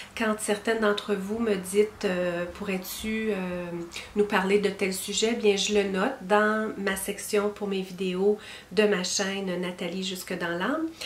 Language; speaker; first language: French; native; French